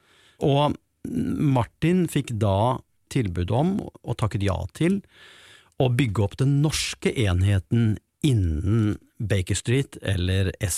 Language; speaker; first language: Norwegian; native; Norwegian